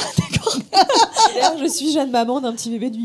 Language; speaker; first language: French; native; French